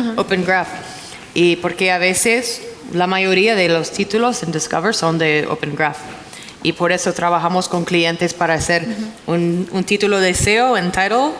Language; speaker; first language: Spanish; non-native, fluent; English